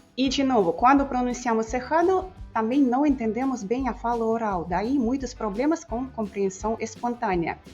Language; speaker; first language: Portuguese; non-native, fluent; Russian